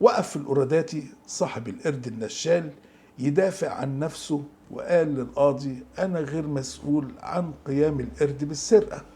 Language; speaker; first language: Arabic; native; Arabic